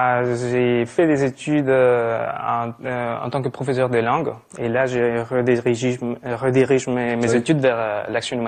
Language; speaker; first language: French; non-native, fluent; Spanish